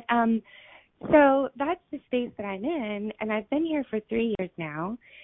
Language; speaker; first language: English; native; English